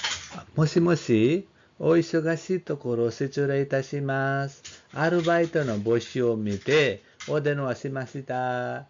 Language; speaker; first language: Japanese; non-native, learner; Nepali